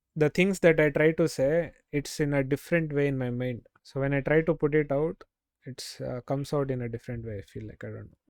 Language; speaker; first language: English; non-native, local second language; Kannada